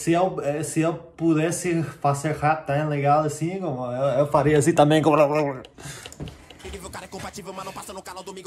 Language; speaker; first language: Portuguese; non-native, learner; English